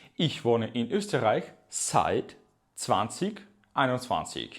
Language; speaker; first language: German; non-native, fluent; Ukrainian